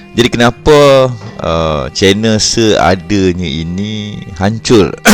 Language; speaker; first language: Malay; native; Malay